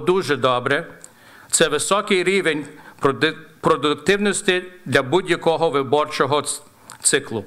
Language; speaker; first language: Ukrainian; early bilingual, heritage; Ukrainian